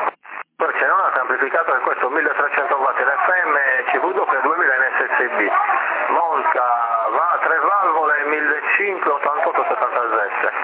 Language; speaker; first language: Italian; native; Italian